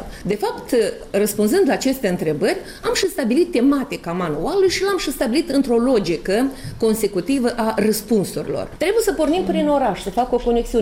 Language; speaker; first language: Romanian; native; Romanian